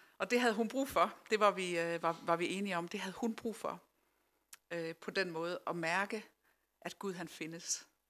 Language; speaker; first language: Danish; early bilingual, other home language; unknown